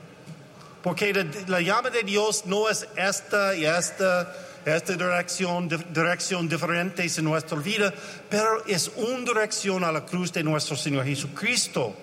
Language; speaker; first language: Spanish; non-native, learner; English